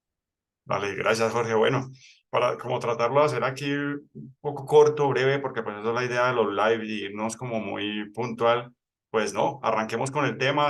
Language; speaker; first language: Spanish; native; Spanish